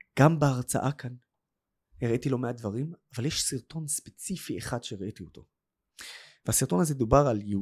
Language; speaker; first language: Hebrew; non-native, local second language; Arabic